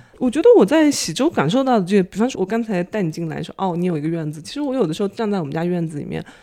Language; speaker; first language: Chinese; native; Chinese